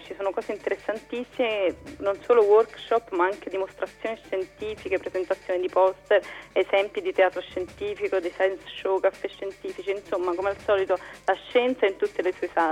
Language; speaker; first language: Italian; native; Italian